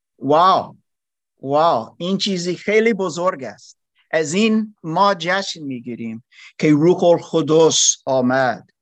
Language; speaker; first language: Persian; non-native, learner; German